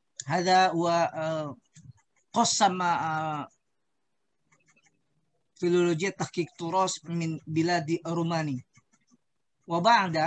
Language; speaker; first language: Arabic; non-native, learner; Indonesian